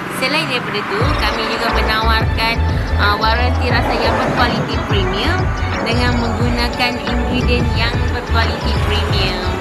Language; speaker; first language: Malay; native; Malay